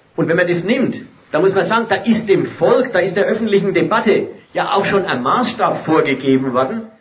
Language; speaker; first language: German; native; German